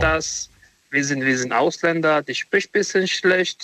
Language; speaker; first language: German; non-native, learner; Romanian